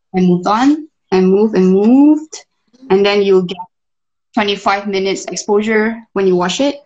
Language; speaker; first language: English; non-native, local second language; Malay